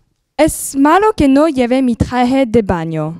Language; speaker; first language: Spanish; non-native, learner; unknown